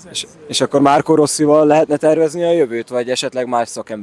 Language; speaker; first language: Hungarian; native; Hungarian